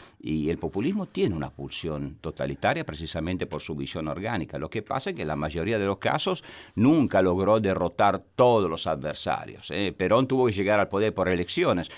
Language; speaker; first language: Spanish; non-native, fluent; Italian